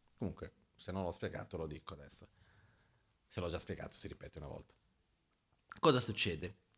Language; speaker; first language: Italian; non-native, fluent; Portuguese